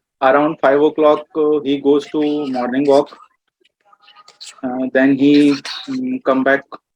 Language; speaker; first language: English; non-native, learner; Hindi